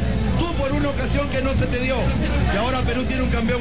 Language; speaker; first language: Spanish; native; Spanish